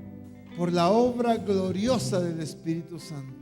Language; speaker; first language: Spanish; native; Spanish